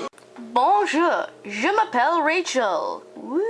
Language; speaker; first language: French; non-native, learner; English